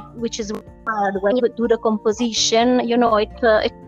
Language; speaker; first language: English; non-native, fluent; Italian